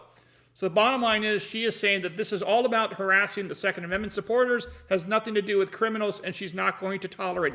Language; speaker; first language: English; native; English